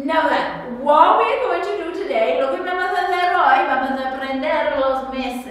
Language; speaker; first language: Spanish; non-native, learner; English